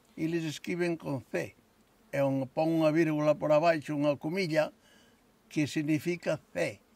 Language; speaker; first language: Galician; native; Galician